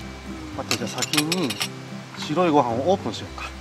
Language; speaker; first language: Japanese; native; Japanese